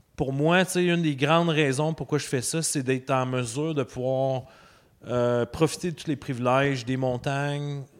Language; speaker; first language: French; native; French